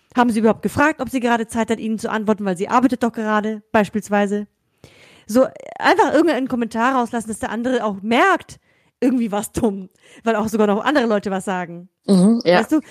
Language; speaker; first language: German; native; German